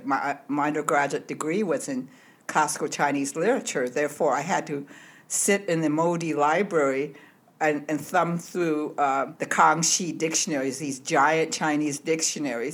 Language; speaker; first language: English; early bilingual, other home language; Cantonese